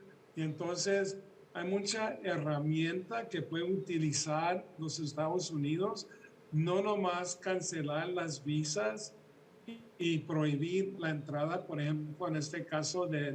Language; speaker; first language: Spanish; early bilingual, heritage; Spanish